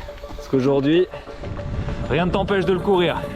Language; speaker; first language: French; native; French